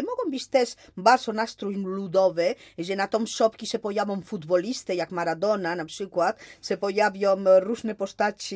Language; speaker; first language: Polish; non-native, fluent; Spanish